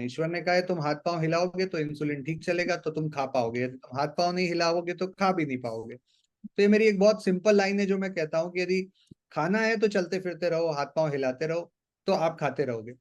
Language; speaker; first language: Hindi; native; Hindi